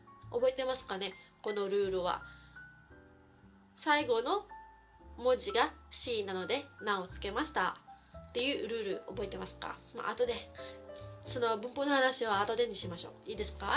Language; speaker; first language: Japanese; non-native, fluent; Filipino